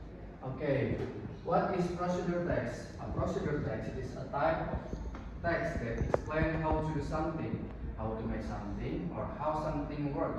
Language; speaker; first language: English; non-native, learner; Indonesian